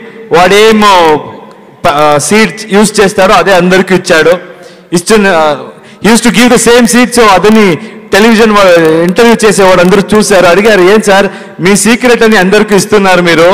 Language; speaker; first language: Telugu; non-native, learner; Kannada